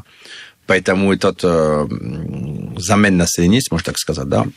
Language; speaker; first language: Russian; non-native, learner; French